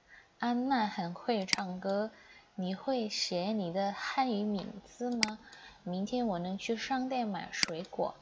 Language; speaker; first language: Chinese; non-native, fluent; Indonesian